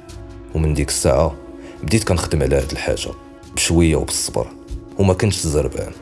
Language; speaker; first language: Arabic; native; Arabic